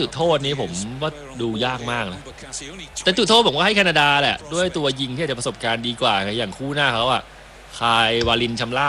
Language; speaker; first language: Thai; native; Thai